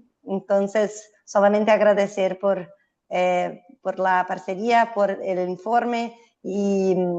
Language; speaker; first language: Spanish; non-native, fluent; Portuguese